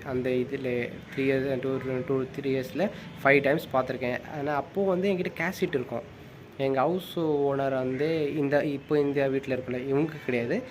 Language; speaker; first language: Tamil; non-native, local second language; Hindi